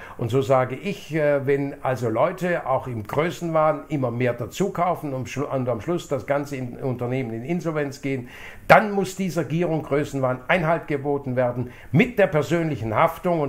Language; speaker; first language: German; native; German